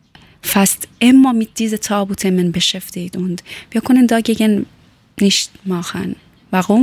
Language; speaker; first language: German; non-native, learner; Persian